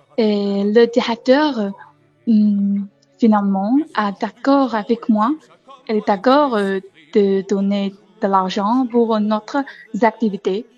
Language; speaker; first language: French; non-native, learner; Chinese